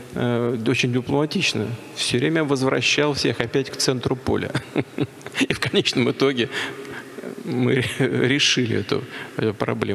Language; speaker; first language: Russian; native; Russian